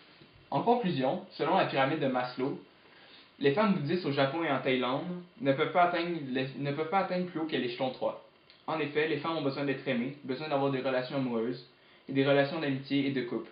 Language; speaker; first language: French; native; French